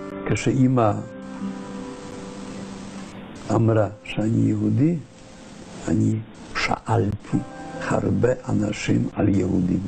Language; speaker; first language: Hebrew; non-native, learner; Polish